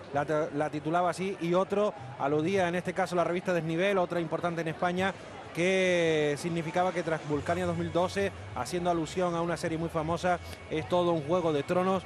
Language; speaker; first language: Spanish; native; Spanish